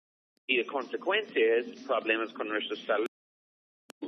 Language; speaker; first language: Spanish; non-native, fluent; English